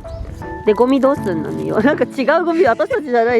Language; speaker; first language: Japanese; early bilingual, other home language; Filipino